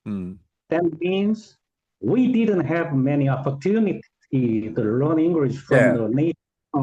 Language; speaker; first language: English; non-native, learner; Korean